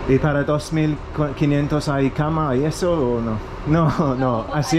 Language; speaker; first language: Spanish; non-native, learner; English